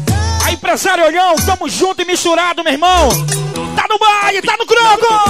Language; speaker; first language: Portuguese; native; Portuguese